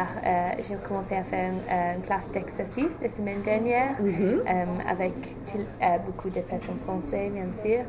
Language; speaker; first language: French; non-native, fluent; English